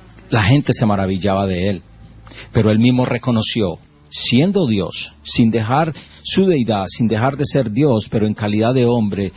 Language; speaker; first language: Spanish; native; Spanish